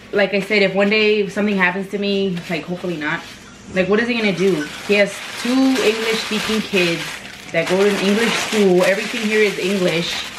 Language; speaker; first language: English; early bilingual, other home language; Spanish